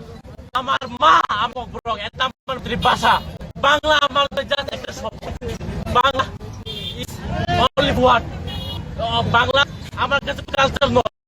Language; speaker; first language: Bangla; non-native, local second language; Kok Borok